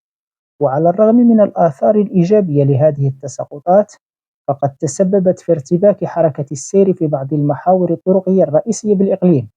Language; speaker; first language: Arabic; native; Arabic